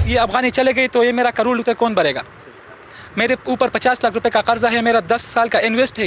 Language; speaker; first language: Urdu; non-native, fluent; Pashto